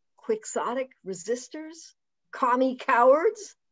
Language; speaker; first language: English; native; English